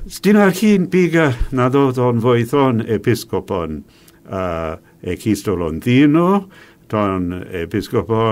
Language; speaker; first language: Greek; non-native, fluent; English